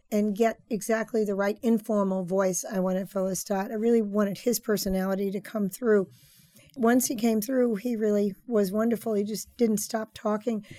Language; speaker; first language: English; native; English